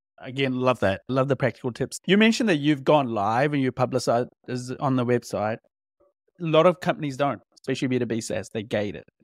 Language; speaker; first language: English; native; English